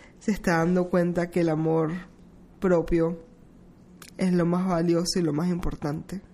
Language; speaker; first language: Spanish; early bilingual, heritage; Spanish